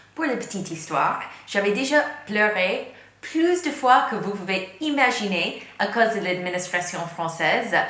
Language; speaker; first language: French; non-native, fluent; English